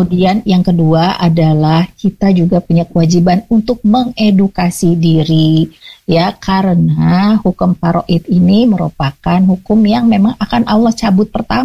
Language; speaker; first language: Indonesian; native; Indonesian